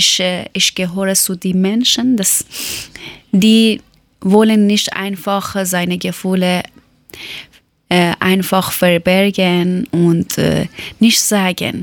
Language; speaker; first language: German; non-native, learner; Persian